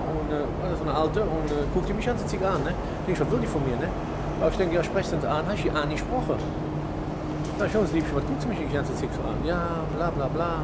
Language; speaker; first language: German; native; German